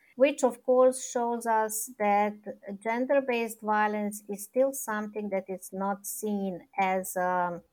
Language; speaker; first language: English; non-native, fluent; Serbian